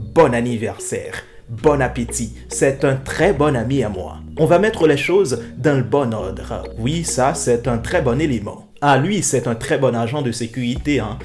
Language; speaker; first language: French; non-native, local second language; Haitian Creole